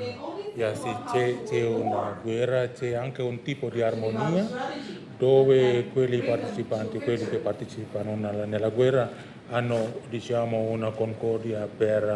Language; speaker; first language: Italian; non-native, fluent; Indonesian